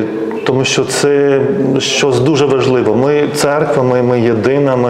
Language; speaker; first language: Ukrainian; non-native, fluent; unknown